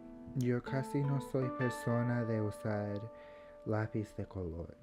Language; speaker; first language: Spanish; early bilingual, heritage; English